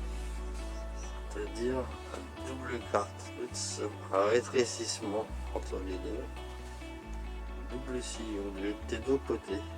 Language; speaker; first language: French; native; French